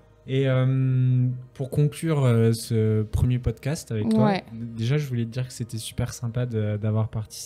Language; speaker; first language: French; native; French